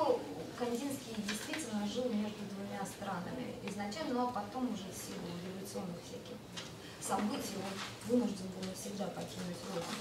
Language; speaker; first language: Russian; native; Russian